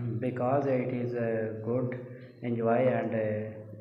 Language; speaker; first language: English; non-native, learner; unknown